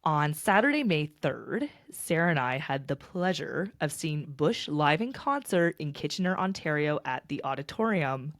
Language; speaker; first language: English; native; English